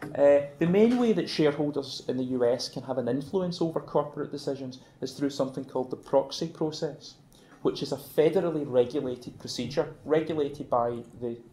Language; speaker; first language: English; native; English